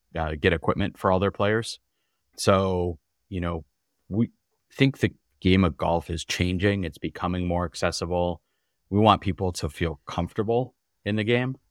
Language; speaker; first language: English; native; English